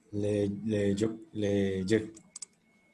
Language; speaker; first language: French; non-native, learner; Spanish